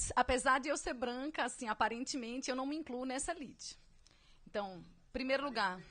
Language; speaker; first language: Portuguese; native; Portuguese